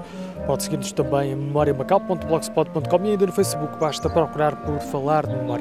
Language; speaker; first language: Portuguese; native; Portuguese